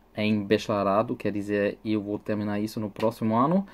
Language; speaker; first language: Portuguese; non-native, fluent; German